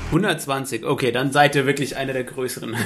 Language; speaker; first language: German; native; German